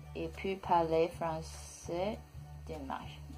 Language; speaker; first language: French; non-native, learner; Cantonese